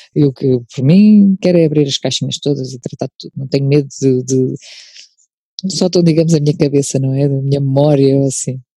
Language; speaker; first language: Portuguese; native; Portuguese